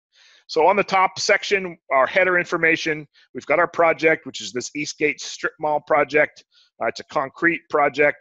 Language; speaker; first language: English; native; English